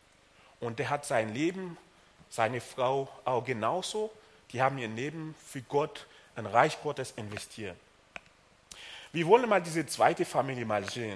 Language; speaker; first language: German; non-native, fluent; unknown